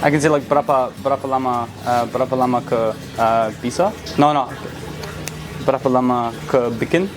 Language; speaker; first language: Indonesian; non-native, learner; English